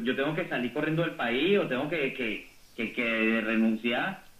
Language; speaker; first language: Spanish; native; Spanish